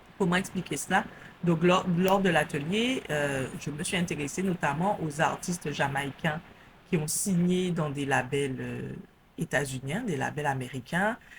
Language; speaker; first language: French; native; French